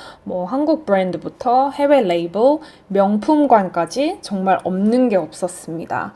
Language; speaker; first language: Korean; early bilingual, heritage; Korean